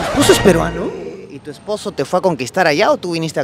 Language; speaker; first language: Spanish; native; Spanish